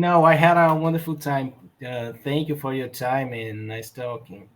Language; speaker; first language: English; non-native, learner; Portuguese